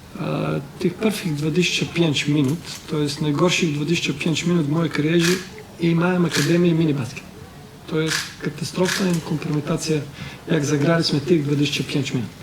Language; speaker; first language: Polish; non-native, learner; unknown